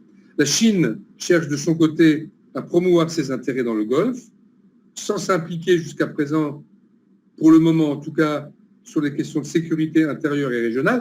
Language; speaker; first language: French; native; French